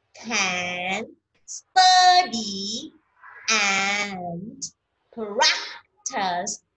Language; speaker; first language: English; non-native, fluent; Vietnamese